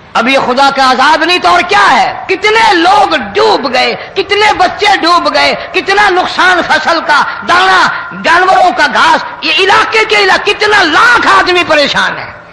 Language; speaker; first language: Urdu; non-native, local second language; Saraiki